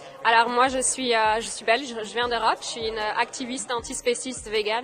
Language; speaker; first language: French; native; French